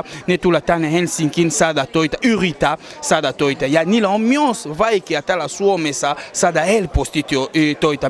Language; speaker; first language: Finnish; non-native, fluent; Lingala